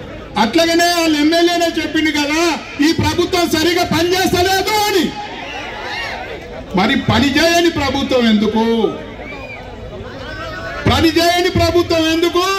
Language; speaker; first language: Telugu; native; Telugu